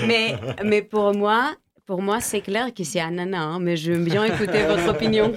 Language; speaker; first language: French; non-native, fluent; Greek